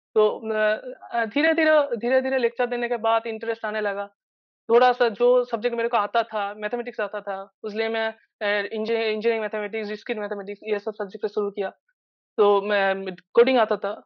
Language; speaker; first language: Hindi; non-native, local second language; Bangla